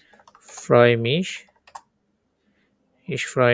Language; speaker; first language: German; non-native, fluent; Bangla